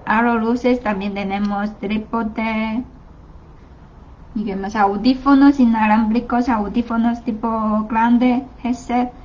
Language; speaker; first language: Spanish; non-native, learner; Chinese